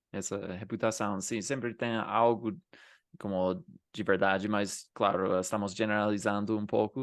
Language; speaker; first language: Portuguese; non-native, fluent; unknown